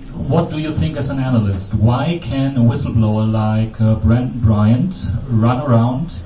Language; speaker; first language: English; non-native, fluent; German